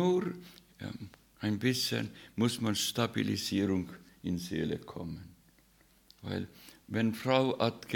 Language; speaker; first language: German; non-native, fluent; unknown